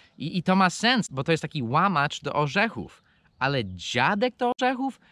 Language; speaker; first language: Polish; non-native, fluent; English